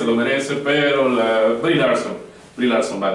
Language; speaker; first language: Spanish; native; Spanish